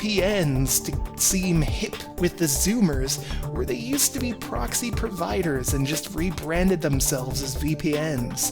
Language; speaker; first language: English; native; English